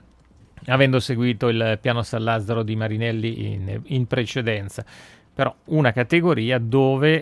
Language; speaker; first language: Italian; native; Italian